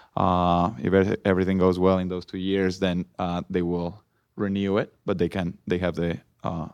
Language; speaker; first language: English; non-native, fluent; Spanish